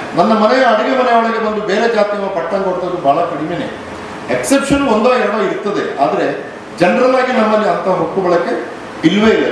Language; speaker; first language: Kannada; non-native, local second language; Tulu